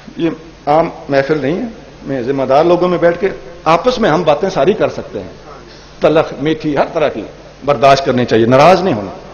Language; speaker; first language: Urdu; non-native, local second language; Punjabi